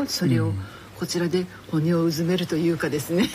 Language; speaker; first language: Japanese; native; Japanese